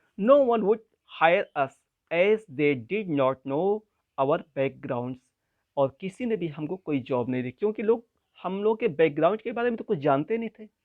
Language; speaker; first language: Hindi; native; Hindi